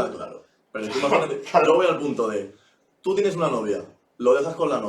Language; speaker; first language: Spanish; native; Spanish